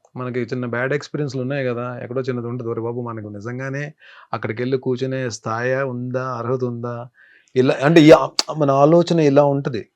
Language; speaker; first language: Telugu; native; Telugu